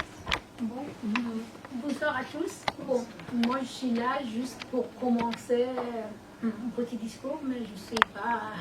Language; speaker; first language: French; non-native, learner; Persian